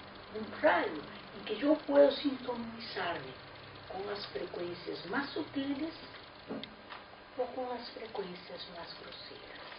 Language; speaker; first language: Spanish; non-native, fluent; Portuguese